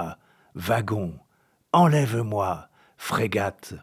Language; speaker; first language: French; native; French